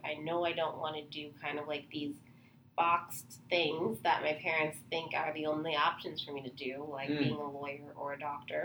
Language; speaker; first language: English; native; English